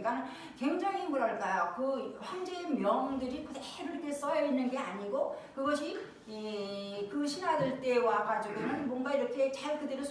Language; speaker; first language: Korean; native; Korean